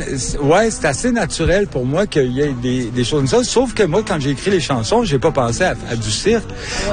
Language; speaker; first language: French; native; French